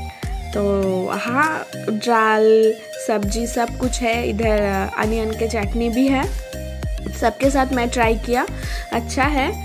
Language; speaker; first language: Hindi; non-native, local second language; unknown